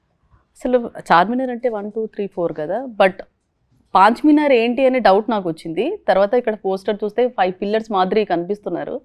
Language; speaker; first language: Telugu; native; Telugu